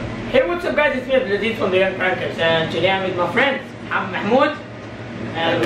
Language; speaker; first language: English; non-native, fluent; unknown